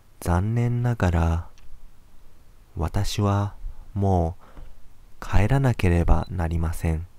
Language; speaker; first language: Japanese; non-native, fluent; Arabic